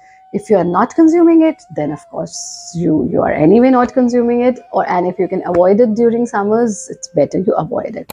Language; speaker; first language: English; non-native, local second language; Hindi